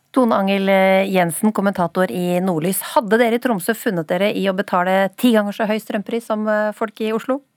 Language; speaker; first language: Norwegian; native; Norwegian